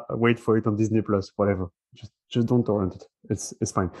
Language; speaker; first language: English; non-native, fluent; French